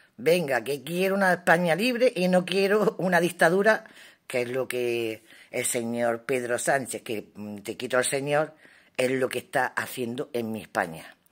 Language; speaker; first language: Spanish; native; Spanish